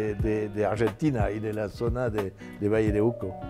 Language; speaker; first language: Spanish; non-native, fluent; French